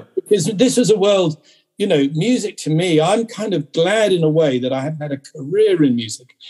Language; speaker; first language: English; native; English